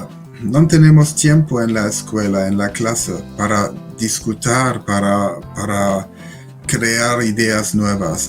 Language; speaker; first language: Spanish; non-native, learner; German